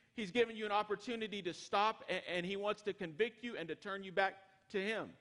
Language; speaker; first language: English; native; English